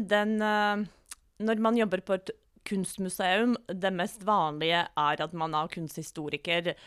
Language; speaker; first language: Norwegian; non-native, fluent; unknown